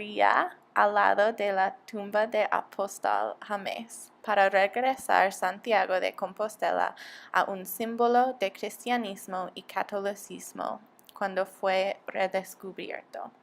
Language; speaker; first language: Spanish; non-native, learner; English